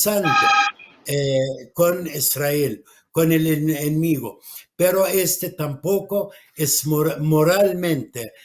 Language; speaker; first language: Spanish; non-native, fluent; Arabic